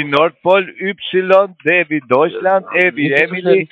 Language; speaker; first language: German; non-native, learner; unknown